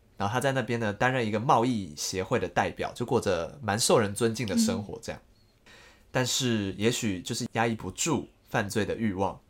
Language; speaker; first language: Chinese; native; Chinese